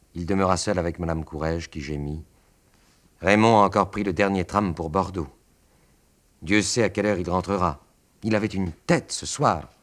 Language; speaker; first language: French; native; French